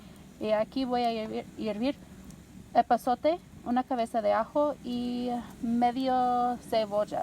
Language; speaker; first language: Spanish; non-native, learner; English